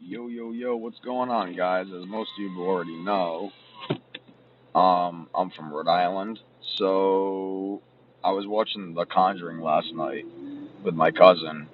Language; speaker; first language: English; native; English